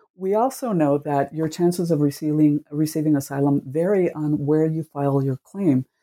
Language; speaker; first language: English; early bilingual, other home language; Spanish